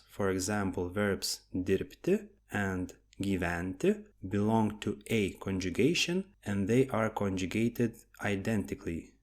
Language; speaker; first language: English; non-native, fluent; Lithuanian